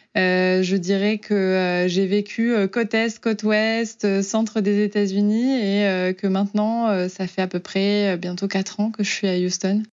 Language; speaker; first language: French; native; French